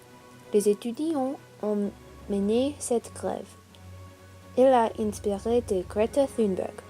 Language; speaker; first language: French; non-native, learner; English